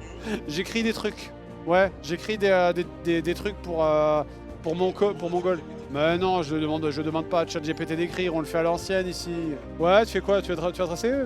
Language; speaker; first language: French; native; French